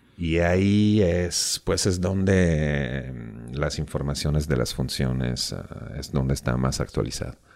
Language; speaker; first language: Spanish; non-native, fluent; Italian